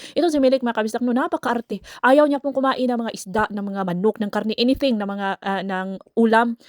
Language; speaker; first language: Filipino; non-native, local second language; Cebuano